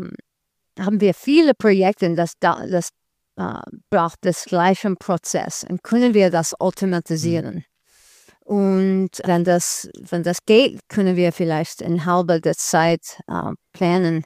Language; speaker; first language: German; non-native, learner; English